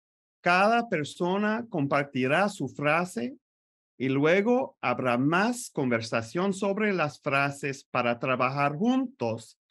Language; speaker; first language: Spanish; non-native, fluent; French